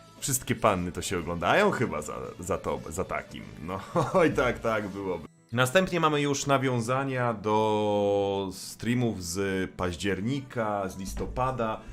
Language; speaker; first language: Polish; native; Polish